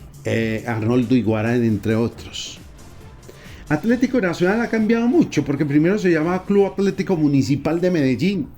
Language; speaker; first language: Spanish; native; Spanish